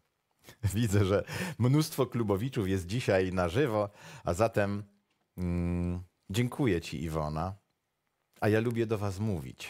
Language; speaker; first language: Polish; native; Polish